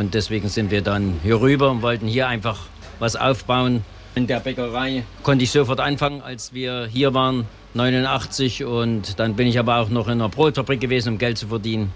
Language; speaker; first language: German; native; German